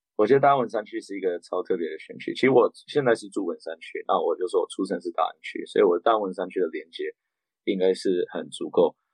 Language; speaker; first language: Chinese; early bilingual, heritage; Chinese